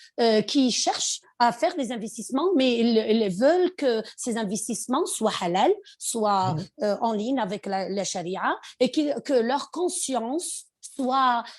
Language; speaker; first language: French; non-native, local second language; Arabic